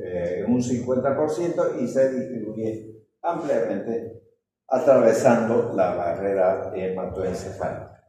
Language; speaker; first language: Spanish; native; Spanish